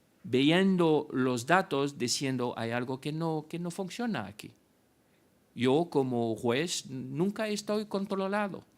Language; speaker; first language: Spanish; non-native, fluent; French